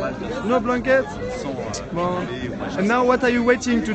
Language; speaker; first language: English; non-native, learner; French